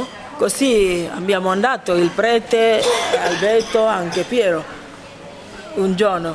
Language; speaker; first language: Italian; non-native, fluent; Ibibio